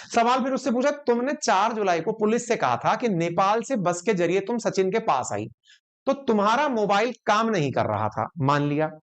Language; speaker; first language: Hindi; native; Hindi